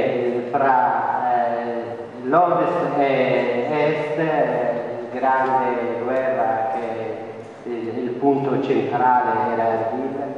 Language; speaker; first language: Italian; non-native, fluent; Central Kurdish